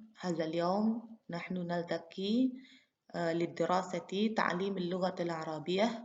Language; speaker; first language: Arabic; non-native, fluent; Indonesian